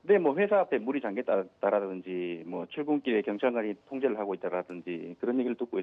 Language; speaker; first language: Korean; native; Korean